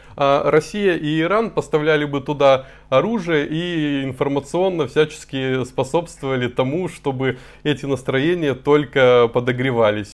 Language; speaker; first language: Russian; native; Russian